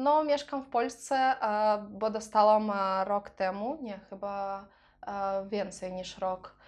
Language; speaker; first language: Polish; non-native, learner; Russian